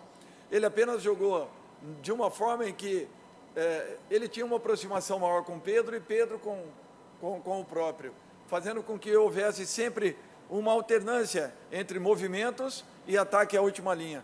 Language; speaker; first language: Portuguese; native; Portuguese